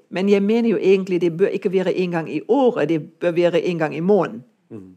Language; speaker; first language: Norwegian; non-native, fluent; German